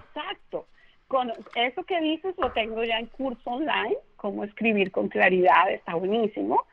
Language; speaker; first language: Spanish; native; Spanish